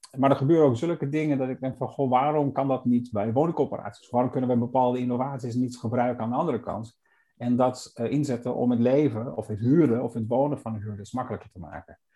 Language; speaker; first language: Dutch; non-native, fluent; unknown